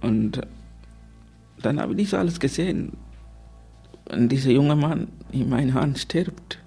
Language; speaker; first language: German; non-native, learner; Tamil